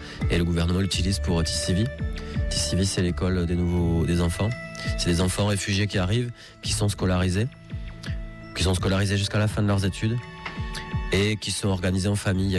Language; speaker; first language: French; native; French